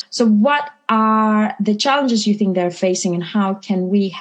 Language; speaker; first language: English; non-native, fluent; Greek